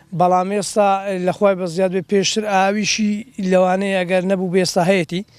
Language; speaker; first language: Central Kurdish; native; Central Kurdish